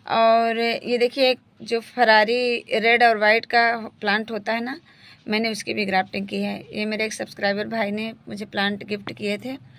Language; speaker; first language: Hindi; native; Hindi